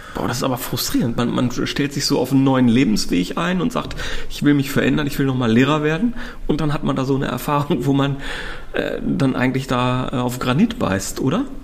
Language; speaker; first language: German; native; German